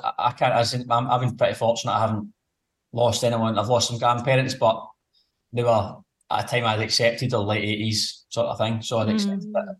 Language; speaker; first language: English; native; English